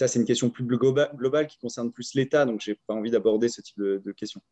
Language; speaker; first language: French; native; French